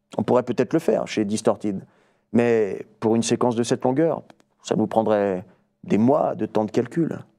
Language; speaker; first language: French; native; French